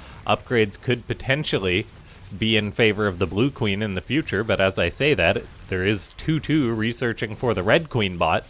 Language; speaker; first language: English; native; English